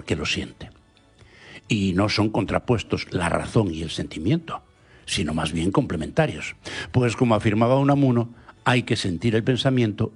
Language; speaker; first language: Spanish; non-native, local second language; Galician